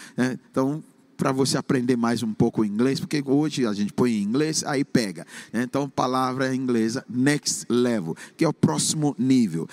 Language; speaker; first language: Portuguese; non-native, fluent; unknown